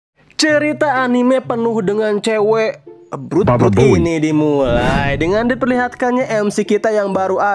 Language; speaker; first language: Indonesian; native; Indonesian